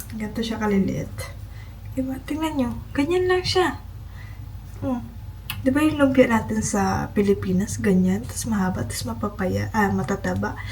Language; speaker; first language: Filipino; native; Filipino